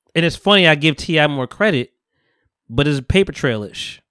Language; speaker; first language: English; native; English